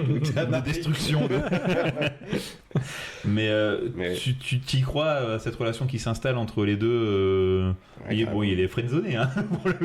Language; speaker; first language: French; native; French